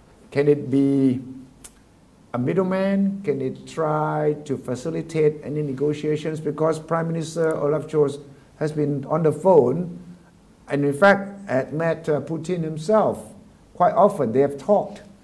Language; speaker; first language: English; non-native, fluent; Thai